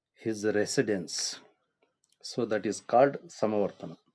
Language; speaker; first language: English; non-native, local second language; Kannada